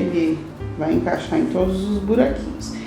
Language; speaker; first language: Portuguese; native; Portuguese